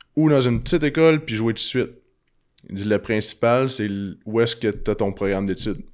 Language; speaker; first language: French; native; French